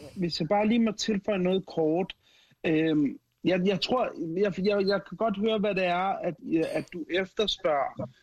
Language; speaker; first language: Danish; early bilingual, other home language; Arabic